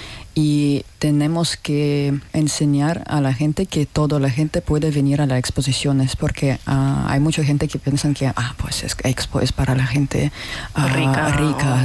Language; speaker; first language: Spanish; non-native, learner; Russian